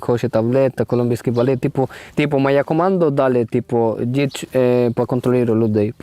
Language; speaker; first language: Ukrainian; non-native, learner; Spanish